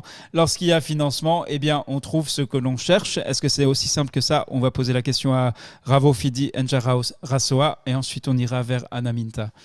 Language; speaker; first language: French; native; French